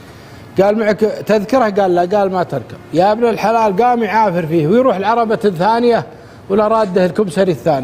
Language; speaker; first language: Arabic; native; Arabic